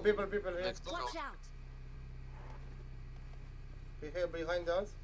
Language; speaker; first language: English; non-native, learner; Romanian